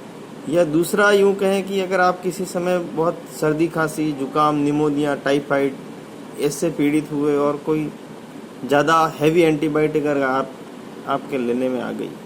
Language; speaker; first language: Hindi; native; Hindi